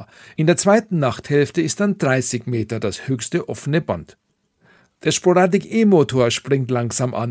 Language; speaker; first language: German; native; German